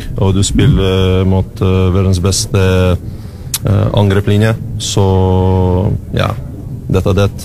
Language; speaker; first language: Norwegian; non-native, learner; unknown